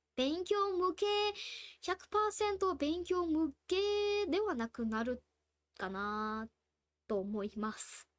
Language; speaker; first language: Japanese; non-native, fluent; Burmese